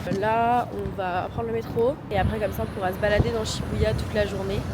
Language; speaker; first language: French; native; French